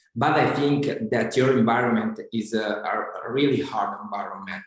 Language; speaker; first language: English; non-native, fluent; Italian